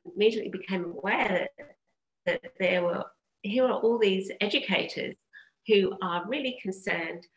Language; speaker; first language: English; native; English